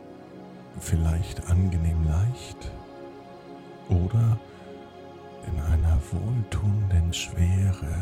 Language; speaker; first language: German; native; German